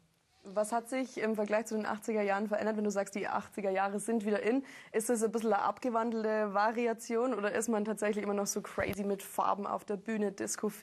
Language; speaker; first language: German; native; German